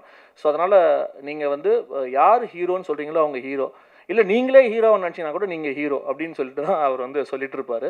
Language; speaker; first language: Tamil; native; Tamil